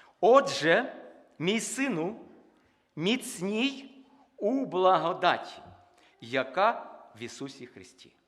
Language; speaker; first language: Ukrainian; non-native, local second language; Russian